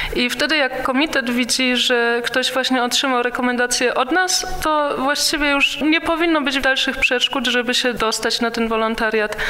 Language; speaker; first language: Polish; early bilingual, heritage; Polish